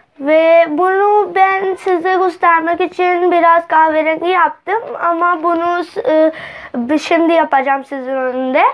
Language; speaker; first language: Turkish; non-native, learner; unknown